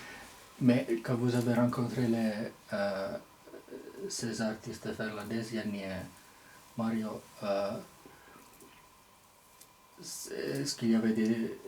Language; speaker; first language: French; non-native, fluent; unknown